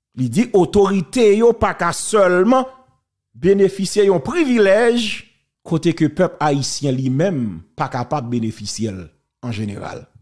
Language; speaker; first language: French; non-native, local second language; Haitian Creole